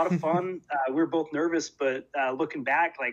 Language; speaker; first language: English; native; English